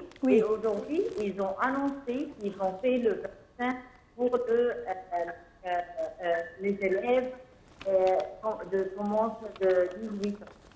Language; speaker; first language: French; non-native, fluent; Arabic